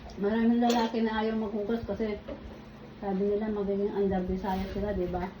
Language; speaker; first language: Filipino; non-native, local second language; Iloko